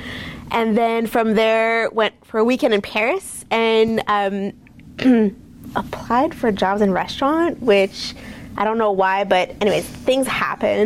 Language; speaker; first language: English; native; English